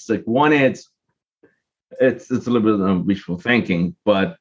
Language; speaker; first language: English; non-native, fluent; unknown